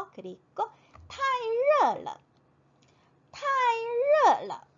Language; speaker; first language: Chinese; non-native, fluent; Korean